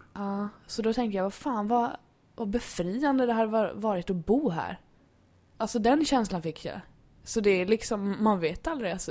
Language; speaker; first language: Swedish; native; Swedish